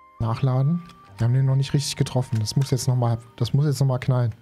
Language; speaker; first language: German; native; German